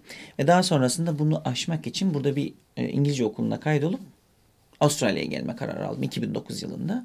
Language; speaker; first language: Turkish; native; Turkish